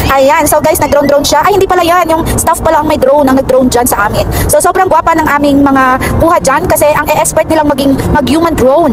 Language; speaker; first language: Filipino; non-native, local second language; Cebuano